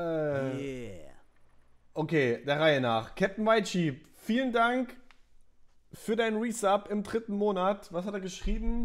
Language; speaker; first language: German; native; German